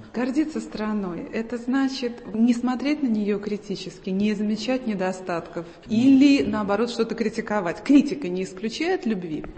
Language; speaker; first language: Russian; native; Russian